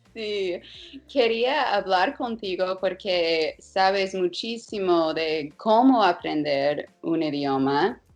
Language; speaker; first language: Spanish; non-native, fluent; English